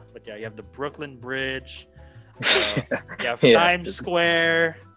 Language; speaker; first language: English; non-native, local second language; Filipino